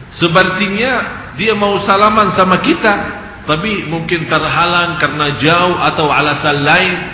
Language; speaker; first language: Indonesian; non-native, fluent; Arabic